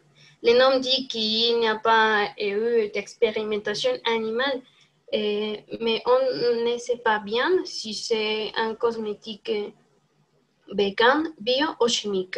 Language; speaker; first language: French; non-native, learner; Spanish